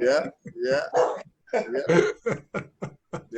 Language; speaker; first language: English; native; English